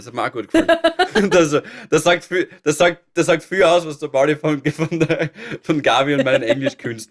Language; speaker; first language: German; native; German